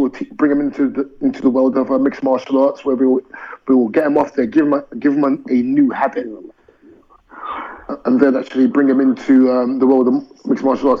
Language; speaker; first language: English; native; English